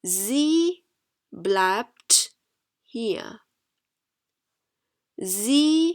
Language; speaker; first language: German; non-native, fluent; Thai